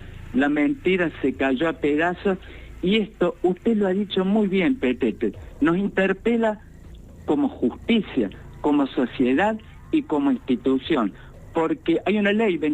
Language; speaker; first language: Spanish; native; Spanish